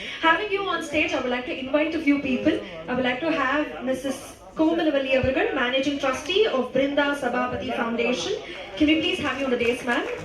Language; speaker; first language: English; non-native, local second language; Tamil